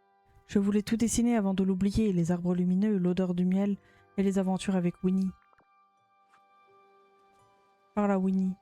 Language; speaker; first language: French; native; French